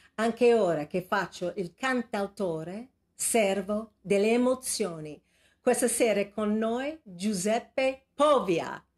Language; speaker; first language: Italian; non-native, fluent; English